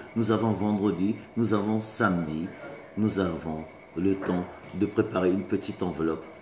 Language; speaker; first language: French; non-native, local second language; Lingala